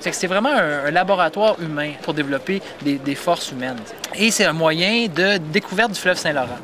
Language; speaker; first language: French; native; French